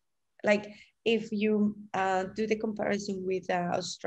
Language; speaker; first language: English; non-native, fluent; Spanish